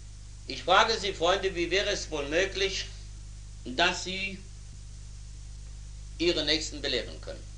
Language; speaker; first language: German; native; German